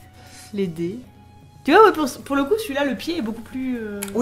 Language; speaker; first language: French; native; French